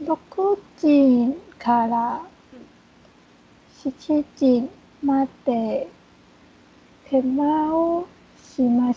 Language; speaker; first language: Japanese; non-native, learner; Chinese